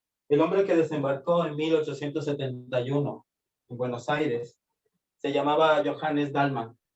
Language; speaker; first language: Spanish; native; Spanish